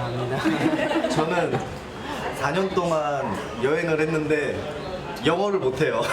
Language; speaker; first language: Korean; non-native, learner; Thai